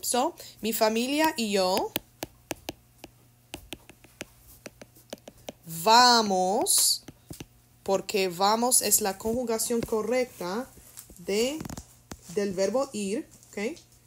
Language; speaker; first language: Spanish; non-native, fluent; English